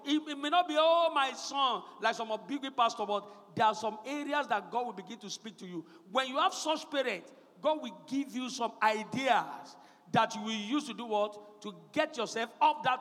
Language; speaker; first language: English; non-native, local second language; Yoruba